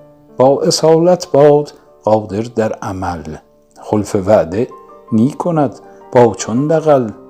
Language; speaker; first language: Persian; native; Persian